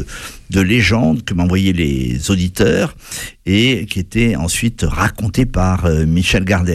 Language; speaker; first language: French; native; French